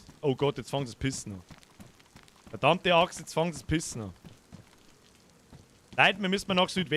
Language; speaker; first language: German; native; German